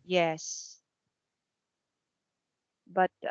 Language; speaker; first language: English; non-native, fluent; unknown